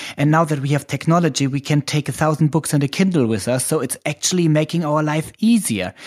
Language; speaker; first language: English; non-native, fluent; German